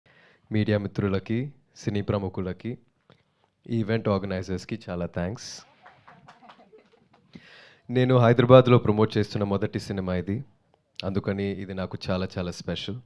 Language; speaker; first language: Telugu; non-native, learner; Tamil